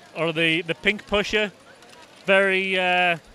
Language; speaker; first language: English; native; English